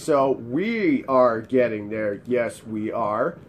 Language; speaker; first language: English; native; English